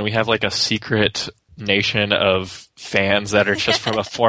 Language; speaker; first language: English; non-native, fluent; Spanish